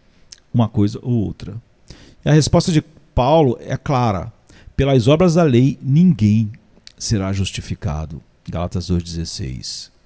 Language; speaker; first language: Portuguese; native; Portuguese